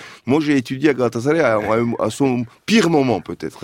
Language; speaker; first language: French; non-native, fluent; Turkish